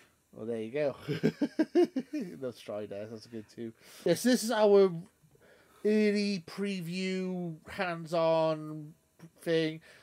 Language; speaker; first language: English; native; English